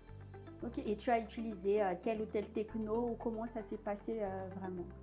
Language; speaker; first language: French; non-native, local second language; Malagasy